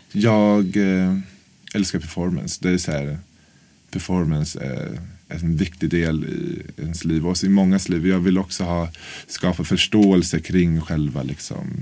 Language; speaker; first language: Swedish; native; Swedish